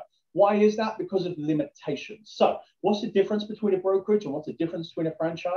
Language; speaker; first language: English; native; English